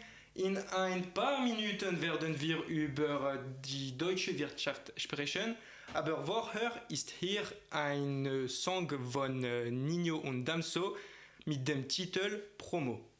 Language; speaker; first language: German; non-native, fluent; French